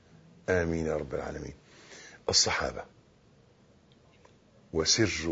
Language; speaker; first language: Arabic; native; Arabic